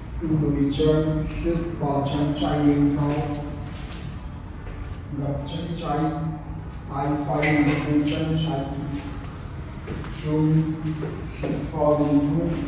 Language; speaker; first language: Vietnamese; non-native, learner; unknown